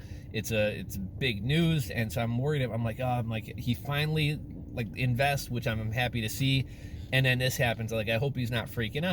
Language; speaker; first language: English; native; English